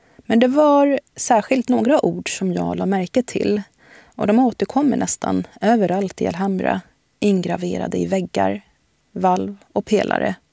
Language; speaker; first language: Swedish; early bilingual, other home language; Arabic